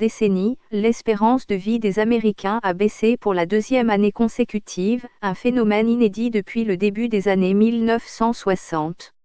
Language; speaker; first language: French; native; French